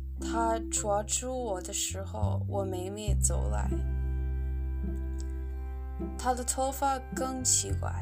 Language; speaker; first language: Chinese; non-native, learner; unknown